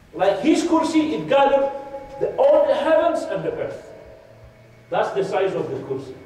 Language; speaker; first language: English; non-native, fluent; Arabic